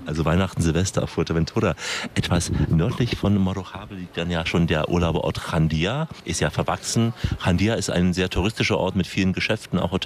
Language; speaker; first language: German; native; German